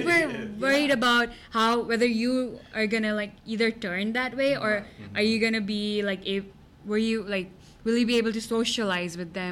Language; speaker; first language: English; non-native, local second language; Gujarati